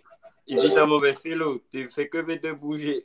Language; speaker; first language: Italian; non-native, learner; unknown